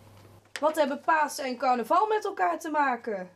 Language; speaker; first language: Dutch; native; Dutch